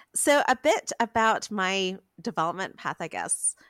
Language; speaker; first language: English; non-native, local second language; Cantonese